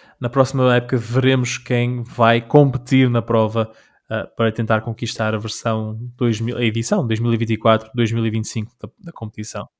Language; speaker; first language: Portuguese; early bilingual, heritage; Portuguese